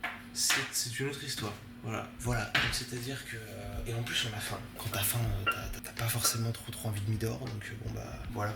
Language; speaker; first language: French; native; French